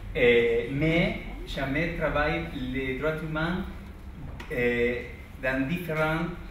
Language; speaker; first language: French; non-native, learner; Spanish